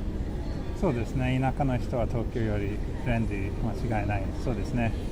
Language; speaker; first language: Japanese; non-native, fluent; Swedish